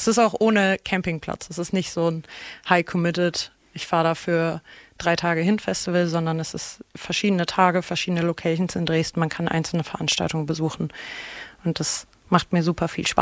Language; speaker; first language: German; native; German